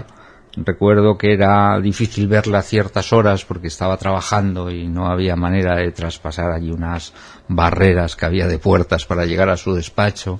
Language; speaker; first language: Spanish; native; Spanish